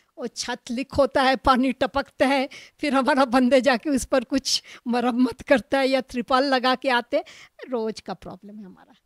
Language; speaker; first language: Hindi; non-native, local second language; Bangla